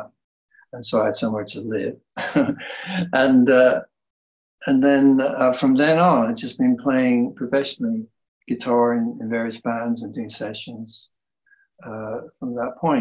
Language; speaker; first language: English; native; English